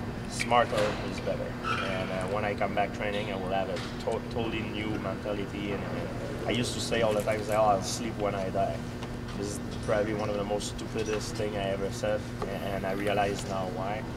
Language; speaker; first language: English; non-native, fluent; French